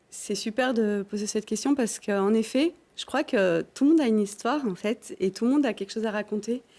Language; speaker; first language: French; native; French